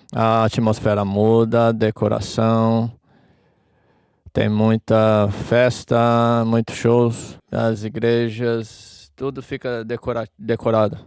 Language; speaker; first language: Portuguese; non-native, fluent; English